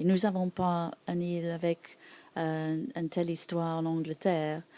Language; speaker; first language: French; non-native, learner; English